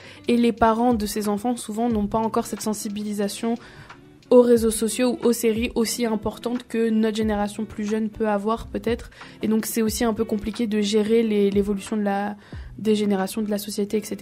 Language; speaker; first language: French; native; French